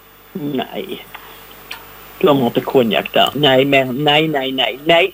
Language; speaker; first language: Swedish; native; Swedish